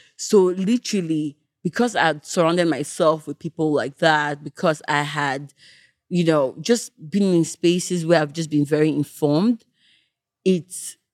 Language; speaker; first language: English; non-native, local second language; Yoruba